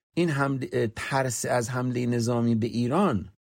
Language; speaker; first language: Persian; native; Persian